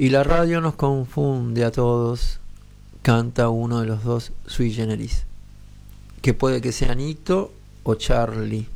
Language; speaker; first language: Spanish; native; Spanish